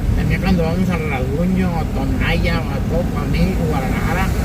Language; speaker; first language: Spanish; early bilingual, heritage; Spanish